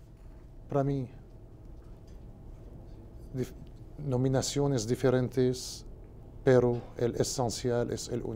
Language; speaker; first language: Spanish; non-native, learner; Arabic